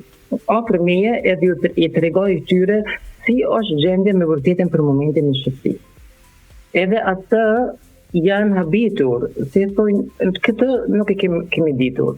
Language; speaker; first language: Albanian; non-native, learner; German